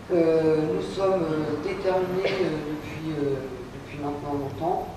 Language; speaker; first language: French; native; French